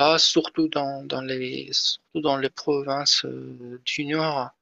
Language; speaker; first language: French; non-native, learner; Persian